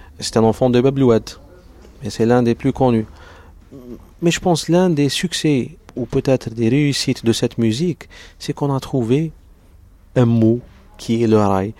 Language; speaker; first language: French; non-native, local second language; Arabic